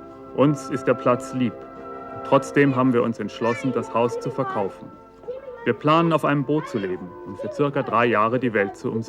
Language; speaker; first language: German; native; German